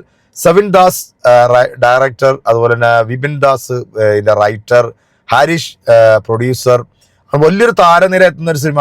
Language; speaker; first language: Malayalam; native; Malayalam